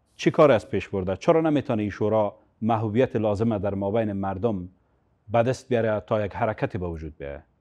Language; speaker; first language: Persian; native; Persian